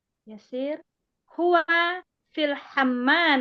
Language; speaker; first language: Arabic; non-native, learner; Indonesian